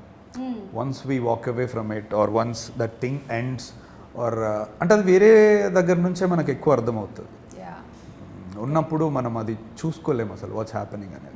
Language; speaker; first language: Telugu; native; Telugu